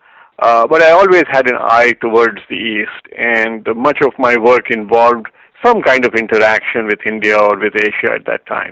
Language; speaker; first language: English; non-native, local second language; Hindi